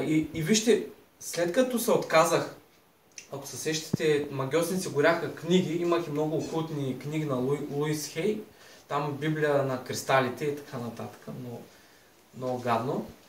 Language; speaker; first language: Bulgarian; native; Bulgarian